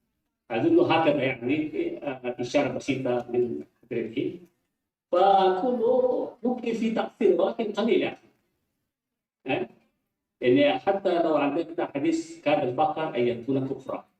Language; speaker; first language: Arabic; non-native, fluent; Indonesian